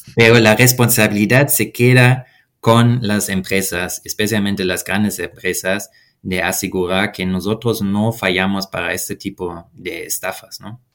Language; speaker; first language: Spanish; non-native, fluent; German